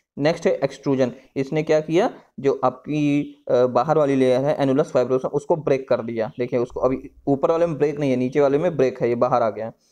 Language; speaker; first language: Hindi; native; Hindi